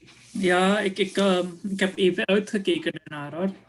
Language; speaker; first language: Dutch; non-native, local second language; Caribbean Hindustani